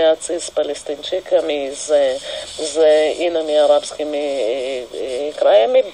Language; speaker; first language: Polish; non-native, fluent; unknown